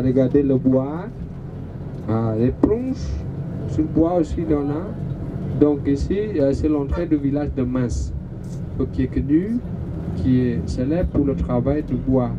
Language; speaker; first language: French; non-native, learner; Balinese